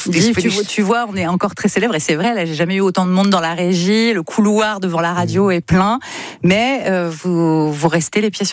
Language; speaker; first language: French; native; French